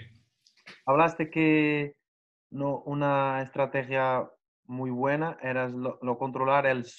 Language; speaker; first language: Spanish; non-native, learner; Portuguese